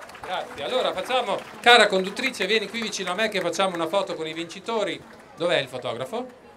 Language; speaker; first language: Italian; native; Italian